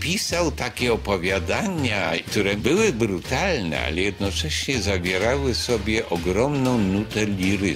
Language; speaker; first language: Polish; native; Polish